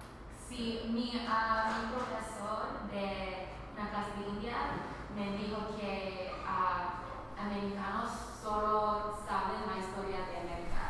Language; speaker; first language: Spanish; early bilingual, heritage; Spanish